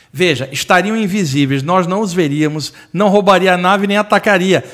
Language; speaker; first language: Portuguese; native; Portuguese